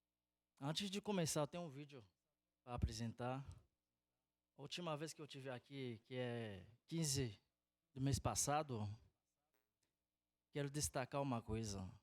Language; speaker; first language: Portuguese; non-native, fluent; Haitian Creole